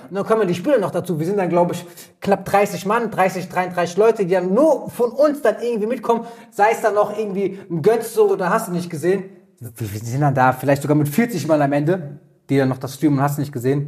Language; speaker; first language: German; native; German